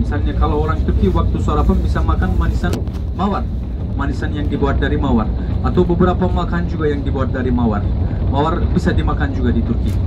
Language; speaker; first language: Indonesian; non-native, fluent; Turkish